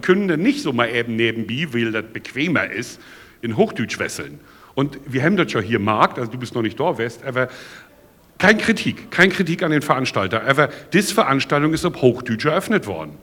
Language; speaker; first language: German; native; German